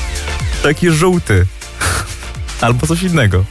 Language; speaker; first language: Polish; native; Polish